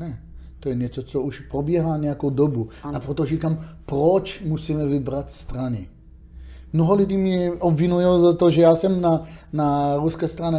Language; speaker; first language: Czech; non-native, learner; Hebrew